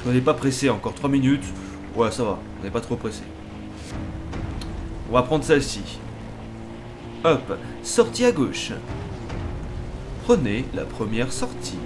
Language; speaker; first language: French; native; French